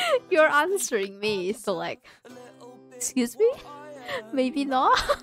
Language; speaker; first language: English; non-native, local second language; Chinese